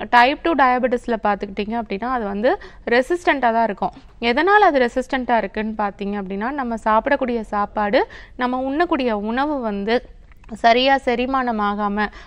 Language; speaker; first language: Tamil; native; Tamil